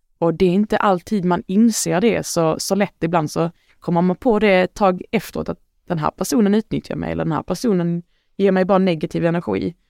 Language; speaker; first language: Swedish; early bilingual, other home language; Arabic